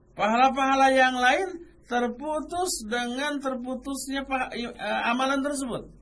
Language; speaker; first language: Indonesian; native; Indonesian